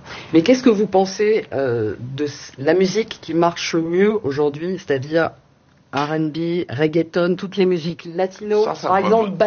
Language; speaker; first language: French; native; French